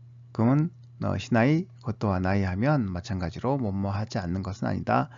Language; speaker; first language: Korean; native; Korean